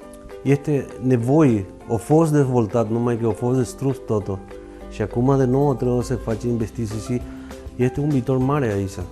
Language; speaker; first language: Romanian; non-native, learner; Spanish